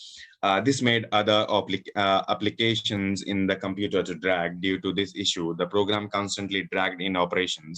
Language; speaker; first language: English; non-native, local second language; Urdu